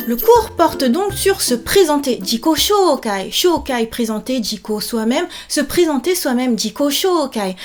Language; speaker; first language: French; native; French